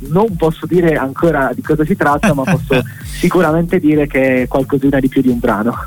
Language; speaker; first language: Italian; native; Italian